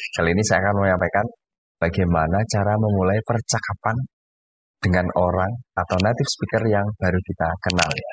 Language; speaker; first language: Indonesian; native; Indonesian